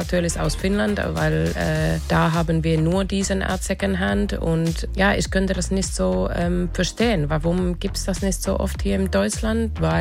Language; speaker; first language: German; non-native, learner; Finnish